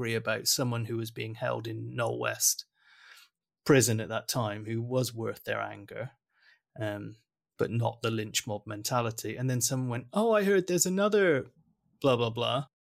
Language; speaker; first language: English; early bilingual, other home language; German